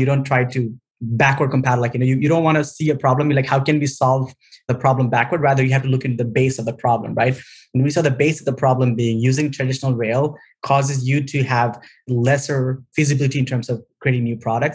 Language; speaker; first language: English; non-native, local second language; Nepali